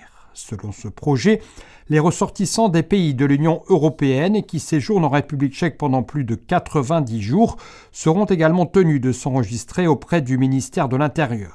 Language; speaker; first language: French; native; French